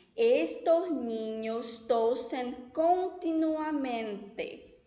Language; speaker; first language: Spanish; non-native, fluent; Portuguese